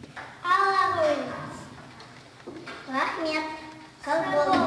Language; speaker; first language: Kazakh; non-native, local second language; Russian